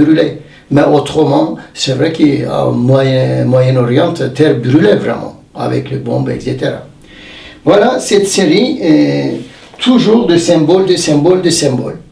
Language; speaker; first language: French; non-native, fluent; Turkish